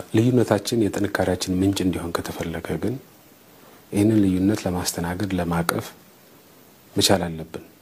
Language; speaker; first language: Amharic; non-native, local second language; Tigrinya